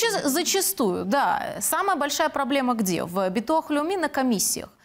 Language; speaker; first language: Russian; native; Russian